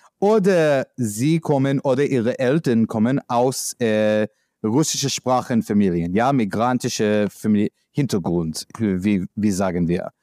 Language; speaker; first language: German; non-native, learner; English